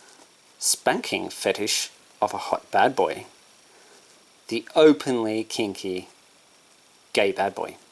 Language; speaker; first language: English; native; English